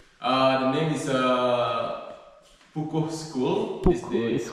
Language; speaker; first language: English; non-native, learner; Balinese